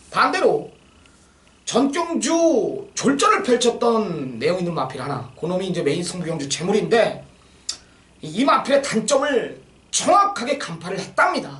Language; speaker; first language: Korean; native; Korean